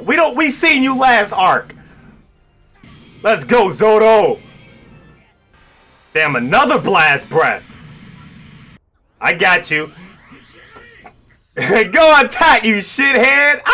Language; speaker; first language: English; native; English